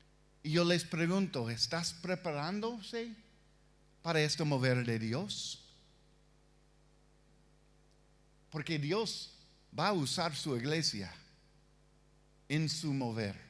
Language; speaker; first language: Spanish; non-native, fluent; English